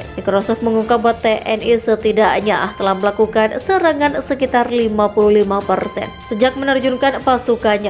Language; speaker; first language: Indonesian; native; Indonesian